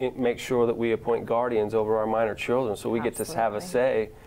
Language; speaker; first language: English; native; English